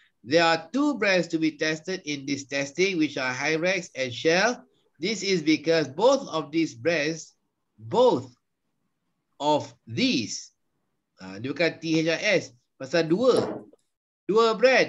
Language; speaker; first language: English; non-native, local second language; Malay